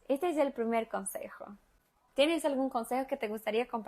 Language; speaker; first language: Spanish; non-native, fluent; Portuguese